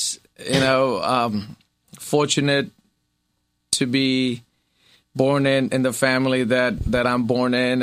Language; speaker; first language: English; non-native, local second language; Gujarati